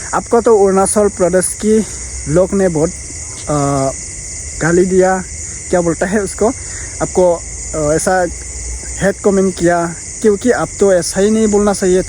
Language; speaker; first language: Hindi; non-native, local second language; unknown